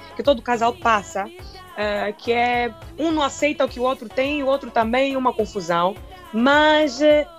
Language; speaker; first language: Portuguese; non-native, local second language; Makhuwa